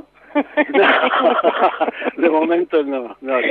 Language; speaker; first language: Spanish; non-native, learner; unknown